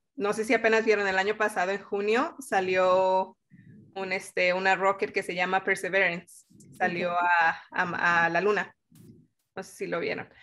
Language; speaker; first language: Spanish; native; Spanish